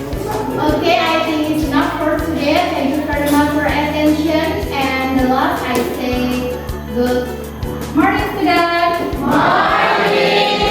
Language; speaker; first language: English; non-native, local second language; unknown